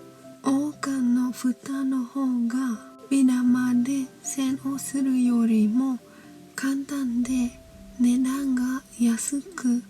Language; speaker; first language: Japanese; non-native, learner; Khmer